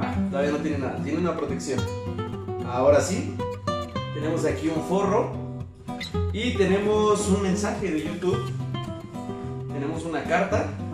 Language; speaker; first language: Spanish; native; Spanish